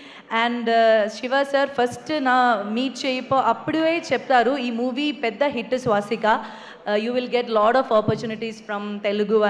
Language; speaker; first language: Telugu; non-native, learner; Malayalam